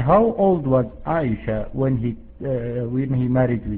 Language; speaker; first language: English; non-native, fluent; Arabic